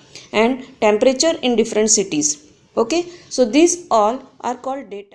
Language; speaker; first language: English; non-native, local second language; Gujarati